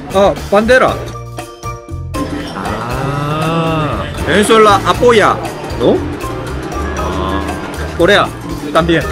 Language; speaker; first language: Spanish; non-native, learner; Korean